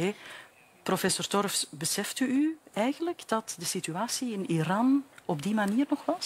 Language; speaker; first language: Dutch; native; Dutch